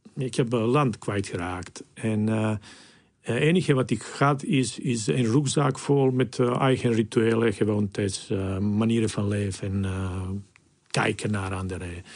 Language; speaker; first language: Dutch; non-native, fluent; Bosnian